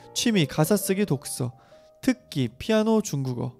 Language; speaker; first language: Korean; native; Korean